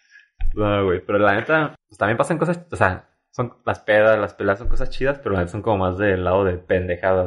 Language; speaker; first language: Spanish; native; Spanish